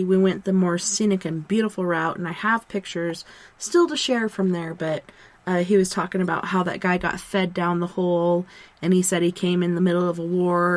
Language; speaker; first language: English; native; English